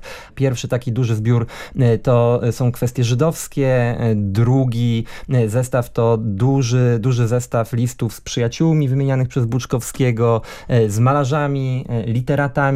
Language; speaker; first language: Polish; native; Polish